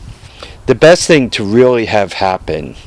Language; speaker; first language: English; native; English